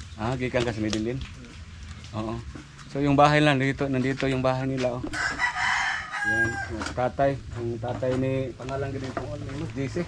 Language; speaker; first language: Filipino; non-native, local second language; Cebuano